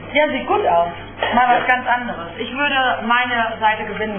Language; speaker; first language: German; native; German